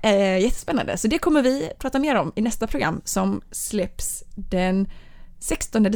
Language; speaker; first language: Swedish; native; Swedish